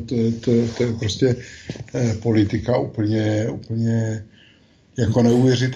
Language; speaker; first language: Czech; native; Czech